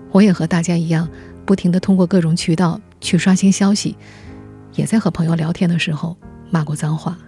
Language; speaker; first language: Chinese; native; Chinese